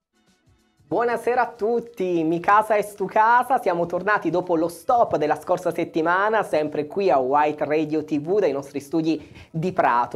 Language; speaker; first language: Italian; native; Italian